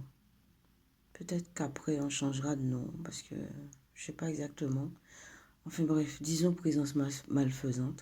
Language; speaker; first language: French; native; French